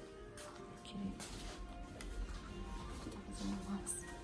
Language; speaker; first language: Japanese; non-native, learner; Filipino